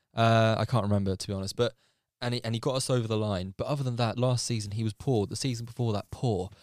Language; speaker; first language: English; native; English